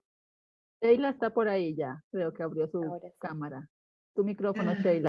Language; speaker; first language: Spanish; native; Spanish